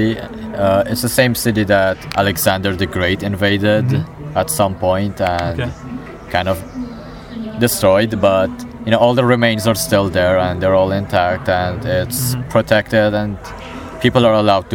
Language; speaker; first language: English; non-native, fluent; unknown